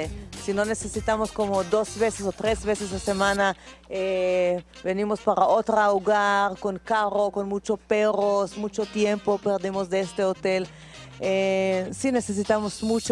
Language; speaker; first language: Spanish; non-native, learner; Hebrew